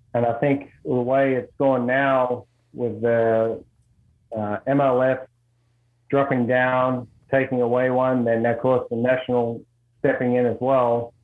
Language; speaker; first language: English; native; English